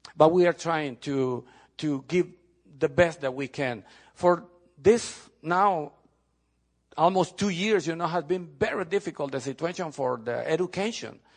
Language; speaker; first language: English; non-native, fluent; Spanish